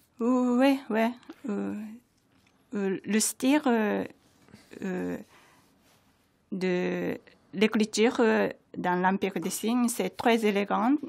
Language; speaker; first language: French; non-native, fluent; Japanese